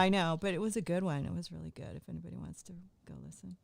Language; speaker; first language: English; native; English